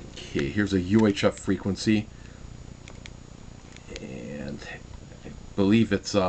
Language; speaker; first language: English; native; English